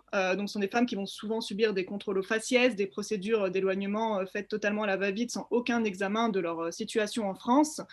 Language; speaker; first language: French; native; French